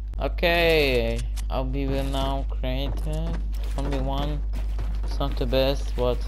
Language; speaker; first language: English; non-native, learner; German